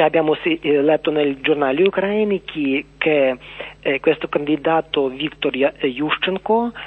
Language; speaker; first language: Italian; non-native, learner; Ukrainian